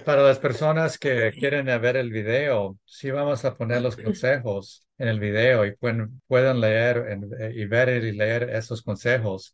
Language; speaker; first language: Spanish; early bilingual, heritage; English